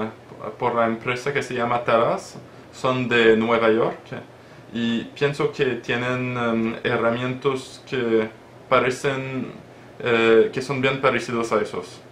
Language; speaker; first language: Spanish; non-native, learner; French